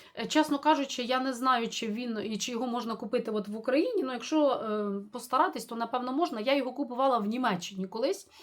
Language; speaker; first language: Ukrainian; non-native, local second language; Russian